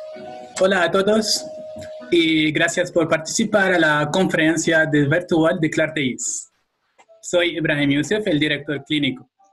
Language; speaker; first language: Spanish; non-native, fluent; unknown